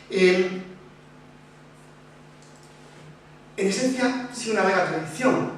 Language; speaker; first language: Spanish; native; Spanish